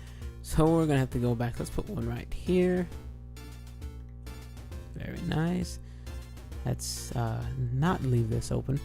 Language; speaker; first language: English; native; English